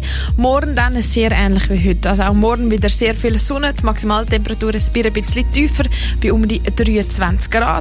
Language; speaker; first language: German; native; German